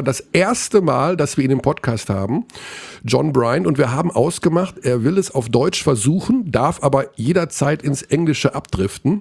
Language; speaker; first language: German; native; German